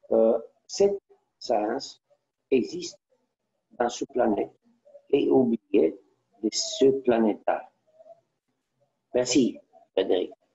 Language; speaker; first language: French; non-native, learner; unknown